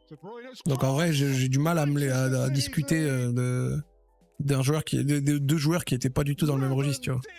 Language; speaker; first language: French; native; French